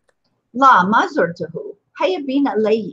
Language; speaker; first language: Arabic; non-native, fluent; English